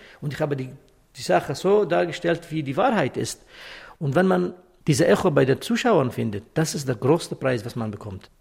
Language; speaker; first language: German; non-native, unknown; Kurdish